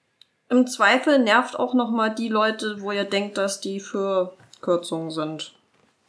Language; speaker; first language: German; native; German